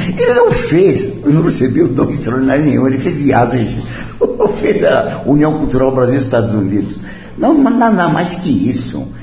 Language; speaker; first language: Portuguese; early bilingual, other home language; Italian